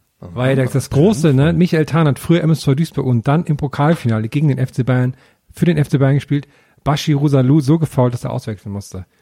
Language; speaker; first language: German; native; German